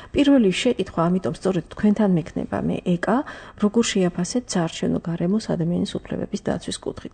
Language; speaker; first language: Georgian; native; Georgian